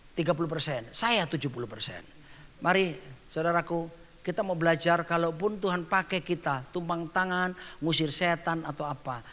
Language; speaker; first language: Indonesian; native; Indonesian